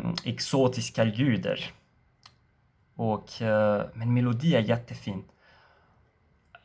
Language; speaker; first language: Swedish; non-native, learner; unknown